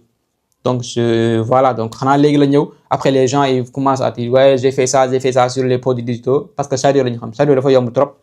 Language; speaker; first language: French; non-native, local second language; Wolof